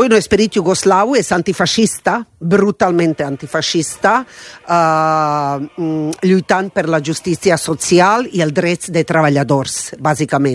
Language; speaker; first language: Catalan; non-native, fluent; Croatian